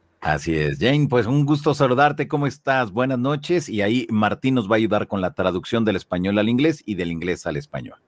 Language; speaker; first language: Spanish; native; Spanish